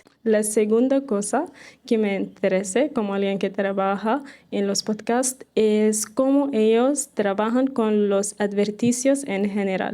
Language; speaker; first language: Spanish; non-native, fluent; Arabic